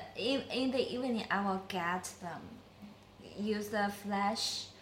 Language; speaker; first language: English; non-native, learner; Chinese